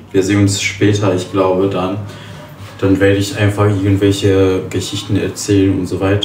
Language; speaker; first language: German; early bilingual, other home language; Polish